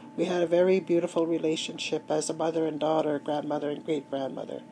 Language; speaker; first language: English; native; English